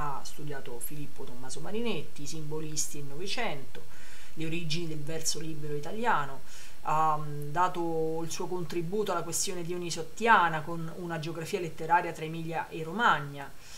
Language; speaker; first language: Italian; native; Italian